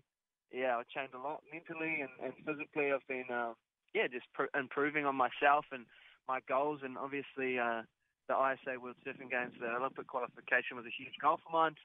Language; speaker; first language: English; native; English